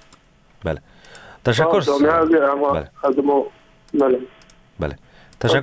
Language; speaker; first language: Persian; native; Persian